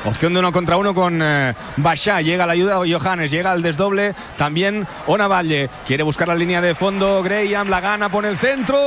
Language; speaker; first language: Spanish; native; Spanish